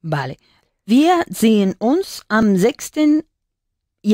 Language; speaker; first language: German; non-native, learner; Spanish